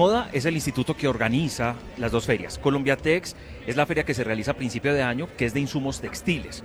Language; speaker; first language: Spanish; native; Spanish